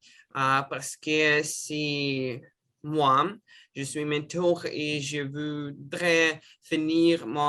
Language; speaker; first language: French; non-native, learner; Russian